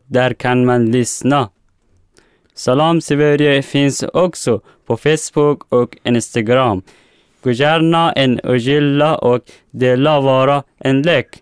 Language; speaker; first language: Swedish; non-native, learner; Persian